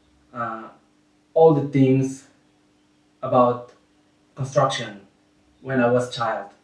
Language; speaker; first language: English; non-native, learner; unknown